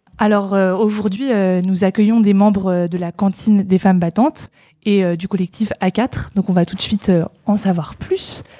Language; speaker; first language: French; native; French